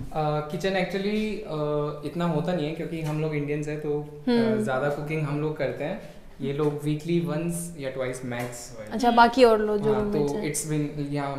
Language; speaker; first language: Hindi; native; Hindi